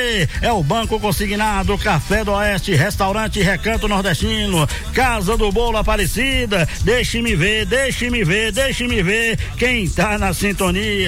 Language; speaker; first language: Portuguese; native; Portuguese